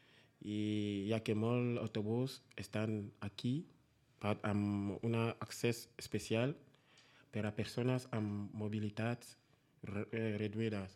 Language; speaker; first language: Catalan; non-native, learner; Spanish